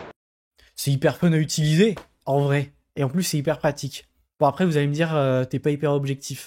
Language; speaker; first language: French; native; French